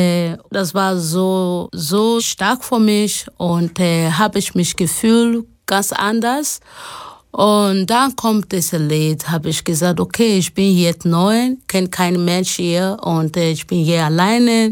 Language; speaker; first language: German; non-native, learner; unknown